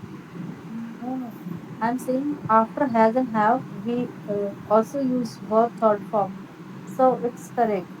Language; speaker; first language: English; non-native, learner; Hindi